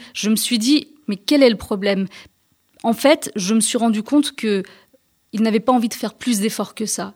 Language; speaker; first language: French; early bilingual, other home language; Turkish